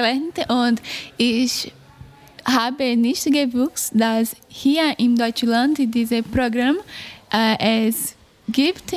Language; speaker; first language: German; non-native, learner; Portuguese